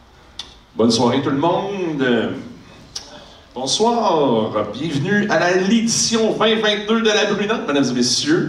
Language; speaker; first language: French; native; French